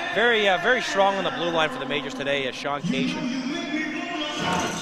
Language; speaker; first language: English; native; English